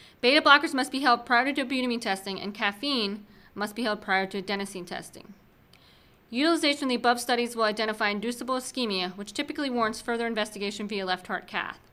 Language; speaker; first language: English; native; English